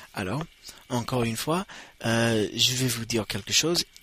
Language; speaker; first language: French; non-native, fluent; English